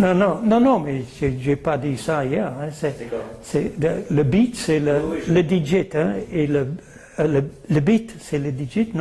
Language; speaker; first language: French; non-native, learner; English